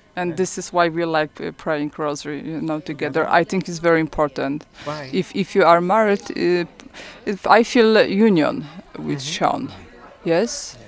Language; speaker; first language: English; non-native, learner; Polish